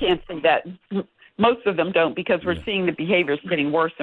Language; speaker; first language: English; native; English